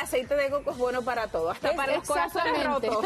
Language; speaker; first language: Spanish; native; Spanish